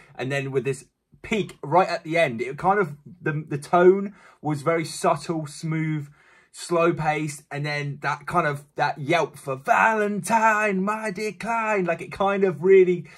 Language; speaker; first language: English; native; English